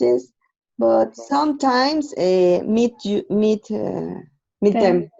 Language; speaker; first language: English; non-native, learner; Spanish